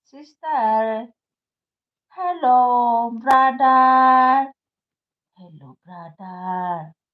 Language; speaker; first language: English; non-native, learner; Kok Borok